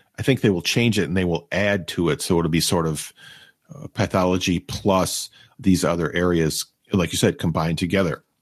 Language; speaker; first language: English; native; English